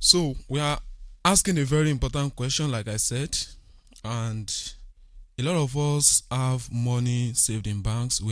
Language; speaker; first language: English; non-native, local second language; Yoruba